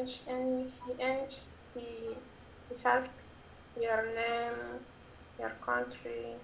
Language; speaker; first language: English; non-native, learner; French